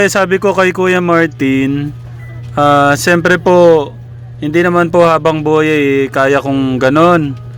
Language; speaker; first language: Filipino; native; Filipino